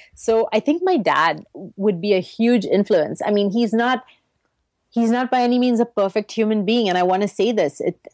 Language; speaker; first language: English; native; English